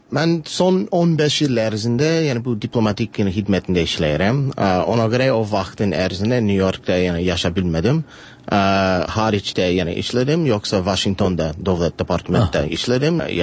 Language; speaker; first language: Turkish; non-native, learner; English